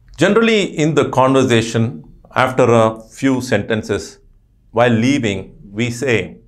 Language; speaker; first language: English; non-native, local second language; Urdu